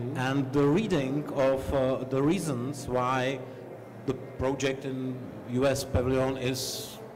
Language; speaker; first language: English; non-native, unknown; Czech